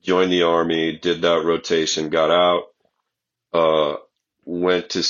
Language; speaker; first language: English; native; English